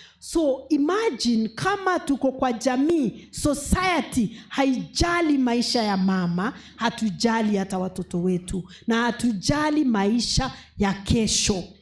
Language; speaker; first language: Swahili; non-native, local second language; Gusii